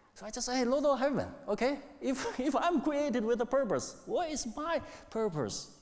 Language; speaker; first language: English; non-native, fluent; Chinese